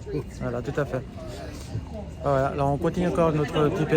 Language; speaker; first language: French; native; French